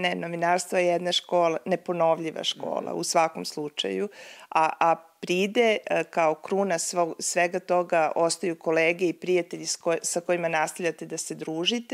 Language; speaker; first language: Serbian; native; Serbian